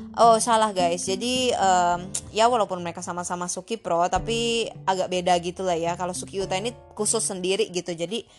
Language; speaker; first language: Indonesian; native; Indonesian